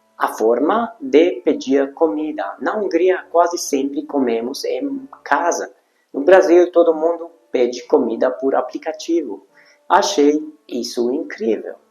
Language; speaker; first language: Portuguese; non-native, fluent; Hungarian